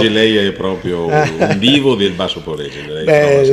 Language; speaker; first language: Italian; native; Italian